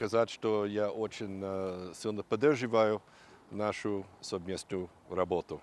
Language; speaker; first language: Russian; non-native, fluent; English